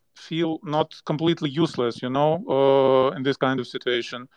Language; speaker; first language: English; non-native, fluent; Ukrainian